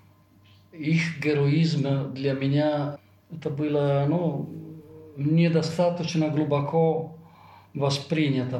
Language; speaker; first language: Russian; non-native, fluent; Italian